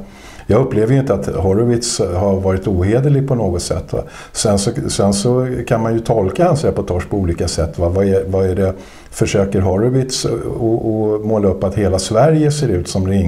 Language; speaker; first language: Swedish; native; Swedish